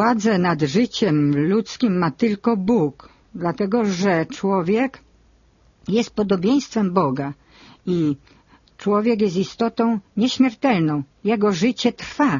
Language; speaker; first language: Polish; native; Polish